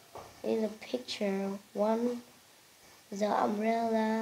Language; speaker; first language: English; non-native, learner; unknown